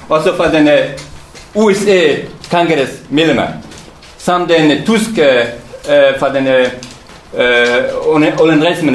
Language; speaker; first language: Danish; non-native, learner; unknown